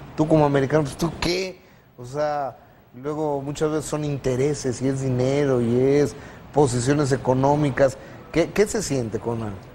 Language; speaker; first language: Spanish; native; Spanish